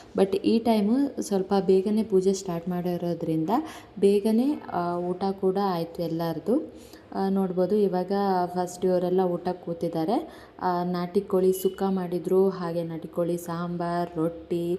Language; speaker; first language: Kannada; non-native, local second language; Tulu